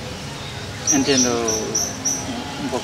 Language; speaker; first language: Spanish; non-native, learner; Uzbek